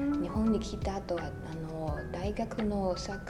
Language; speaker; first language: Japanese; non-native, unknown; Chinese